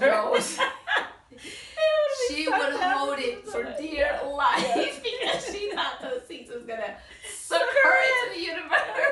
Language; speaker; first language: English; native; English